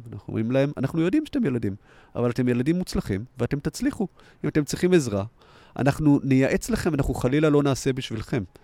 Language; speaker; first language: Hebrew; native; Hebrew